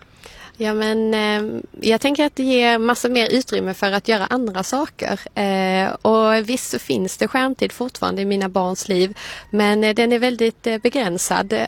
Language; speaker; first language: Swedish; native; Swedish